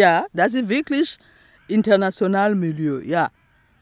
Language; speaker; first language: German; non-native, local second language; French